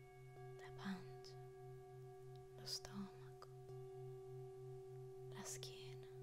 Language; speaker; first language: Italian; native; Italian